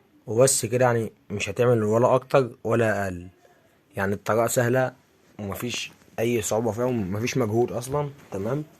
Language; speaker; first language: Arabic; native; Arabic